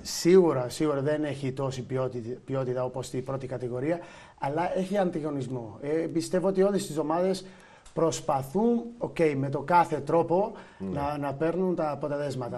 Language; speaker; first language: Greek; non-native, fluent; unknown